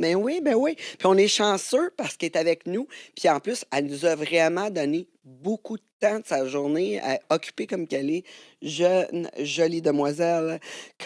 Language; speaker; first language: French; native; French